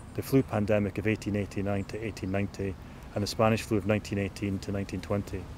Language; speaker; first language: English; native; English